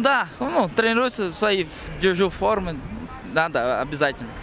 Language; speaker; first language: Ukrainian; non-native, learner; Portuguese